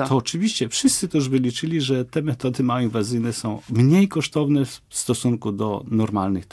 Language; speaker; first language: Polish; native; Polish